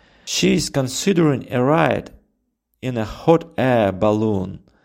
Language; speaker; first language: English; non-native, fluent; Russian